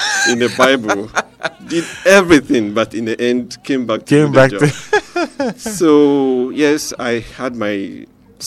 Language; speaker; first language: English; non-native, local second language; Ewe